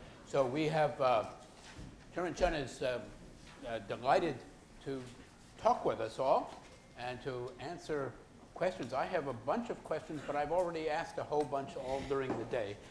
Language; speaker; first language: English; native; English